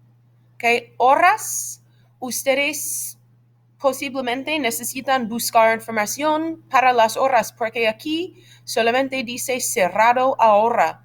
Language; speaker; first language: Spanish; non-native, fluent; English